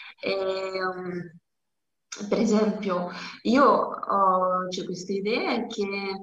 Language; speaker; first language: Italian; non-native, learner; Russian